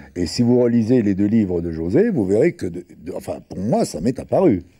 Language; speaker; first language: French; early bilingual, other home language; Italian